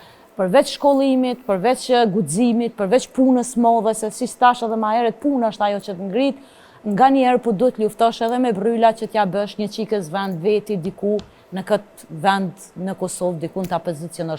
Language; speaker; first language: Albanian; native; Albanian